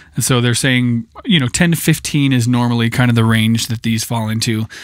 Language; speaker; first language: English; native; English